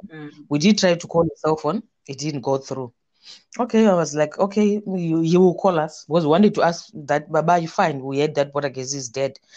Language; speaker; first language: English; non-native, local second language; Shona